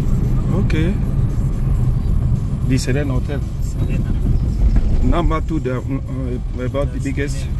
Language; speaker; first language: English; non-native, learner; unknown